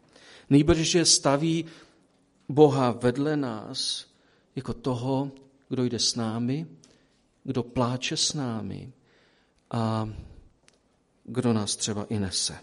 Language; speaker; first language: Czech; native; Czech